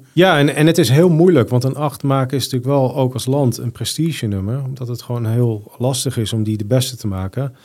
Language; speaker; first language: Dutch; native; Dutch